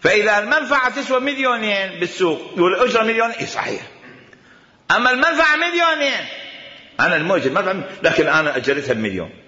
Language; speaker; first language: Arabic; native; Arabic